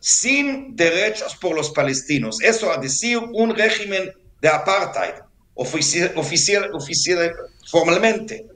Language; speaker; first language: Spanish; non-native, fluent; Hebrew